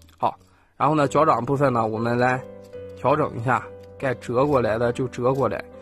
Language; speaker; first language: Chinese; native; Chinese